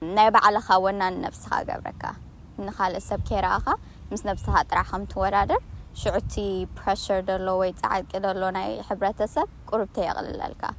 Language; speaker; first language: Tigrinya; native; Tigrinya